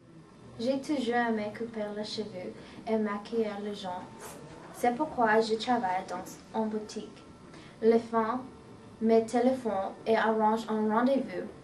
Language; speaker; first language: French; non-native, learner; English